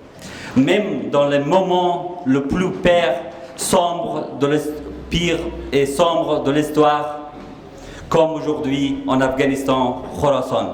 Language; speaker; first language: French; non-native, fluent; Persian